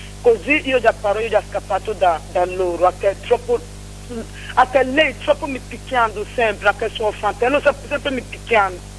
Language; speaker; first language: Italian; non-native, learner; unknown